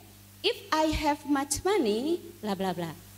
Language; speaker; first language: English; non-native, fluent; Indonesian